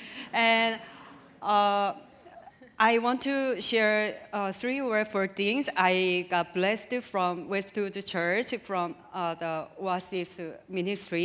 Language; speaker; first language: English; non-native, learner; Korean